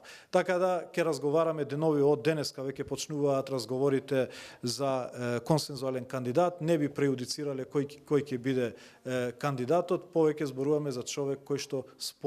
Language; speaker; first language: Macedonian; non-native, local second language; Albanian